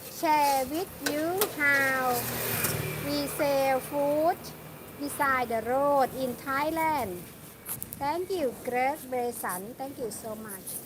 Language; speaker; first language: English; non-native, learner; Thai